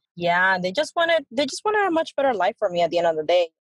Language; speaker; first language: English; early bilingual, other home language; Spanish